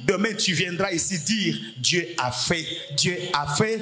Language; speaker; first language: French; non-native, local second language; Lingala